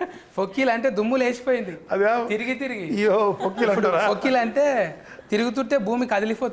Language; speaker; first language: Telugu; native; Telugu